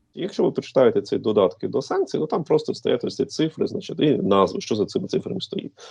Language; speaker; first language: Ukrainian; native; Ukrainian